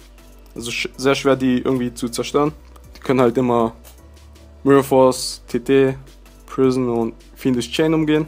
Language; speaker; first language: German; native; German